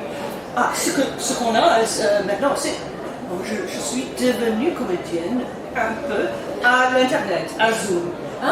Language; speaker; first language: French; non-native, learner; English